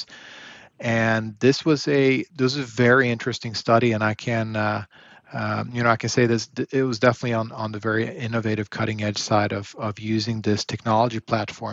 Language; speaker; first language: English; native; English